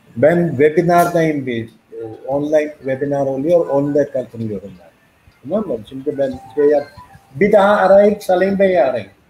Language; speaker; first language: Turkish; non-native, fluent; Urdu